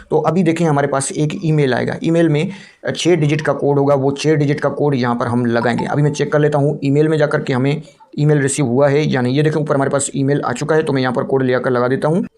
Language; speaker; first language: Urdu; non-native, local second language; Punjabi